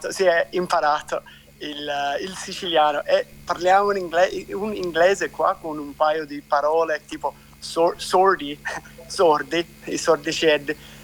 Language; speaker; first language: Italian; non-native, fluent; English